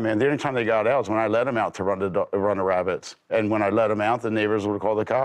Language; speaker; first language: English; native; English